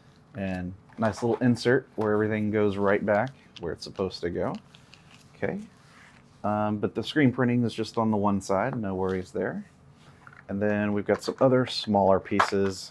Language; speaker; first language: English; native; English